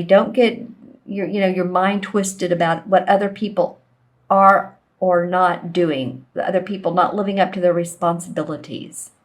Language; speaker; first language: English; native; English